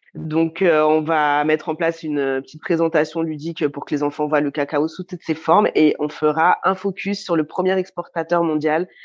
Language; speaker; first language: French; native; French